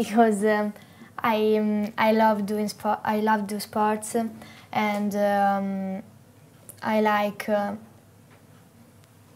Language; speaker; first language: English; non-native, learner; Italian